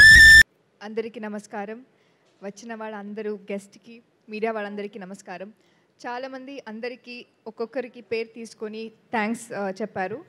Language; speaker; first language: Telugu; non-native, fluent; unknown